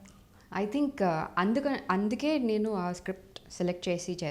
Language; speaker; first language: Telugu; non-native, fluent; Tamil